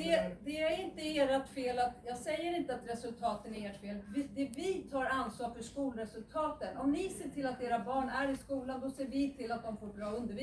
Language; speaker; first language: Swedish; native; Swedish